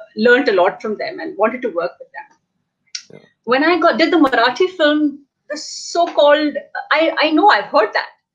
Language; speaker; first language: English; non-native, local second language; Hindi